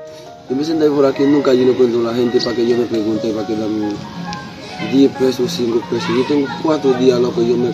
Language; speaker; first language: Spanish; non-native, learner; Haitian Creole